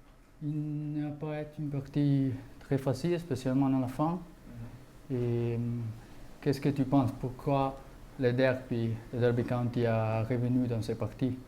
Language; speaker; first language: French; non-native, learner; English